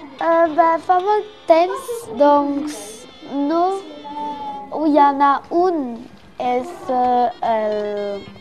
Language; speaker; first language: Catalan; non-native, learner; French